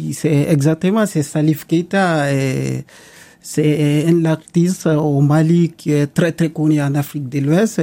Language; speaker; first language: French; non-native, local second language; Mandingo